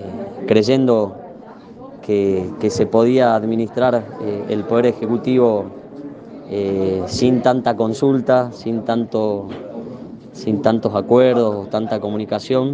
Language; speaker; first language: Spanish; native; Spanish